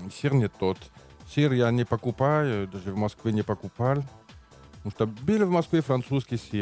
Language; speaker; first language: Russian; non-native, learner; French